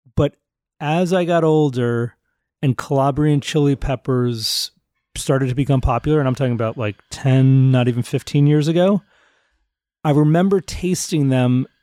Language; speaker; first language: English; early bilingual, other home language; Italian